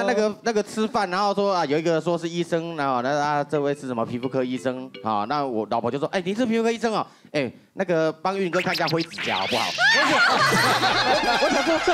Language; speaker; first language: Chinese; native; Chinese